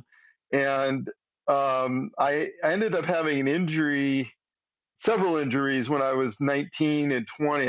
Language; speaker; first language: English; native; English